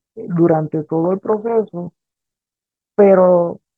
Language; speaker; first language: Spanish; native; Spanish